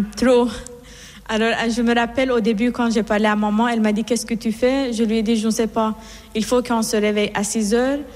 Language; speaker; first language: French; non-native, fluent; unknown